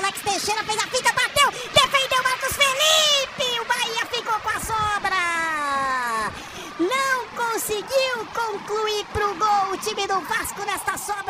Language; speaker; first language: Portuguese; native; Portuguese